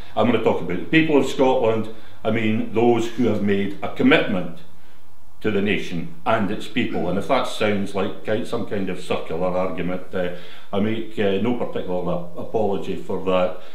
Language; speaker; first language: English; native; English